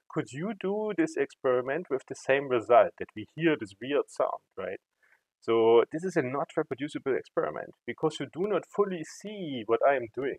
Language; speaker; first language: English; non-native, fluent; German